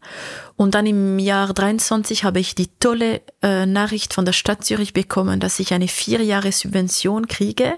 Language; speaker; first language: German; non-native, local second language; French